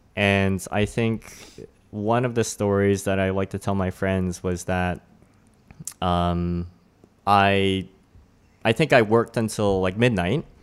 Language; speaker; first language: English; native; English